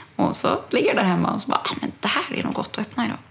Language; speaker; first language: Swedish; early bilingual, other home language; German